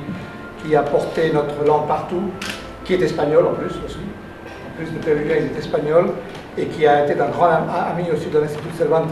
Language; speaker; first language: French; non-native, fluent; Spanish